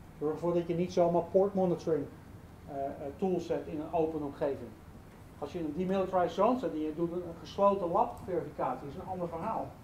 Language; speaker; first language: Dutch; native; Dutch